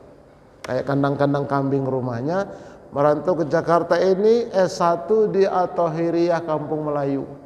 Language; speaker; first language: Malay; non-native, local second language; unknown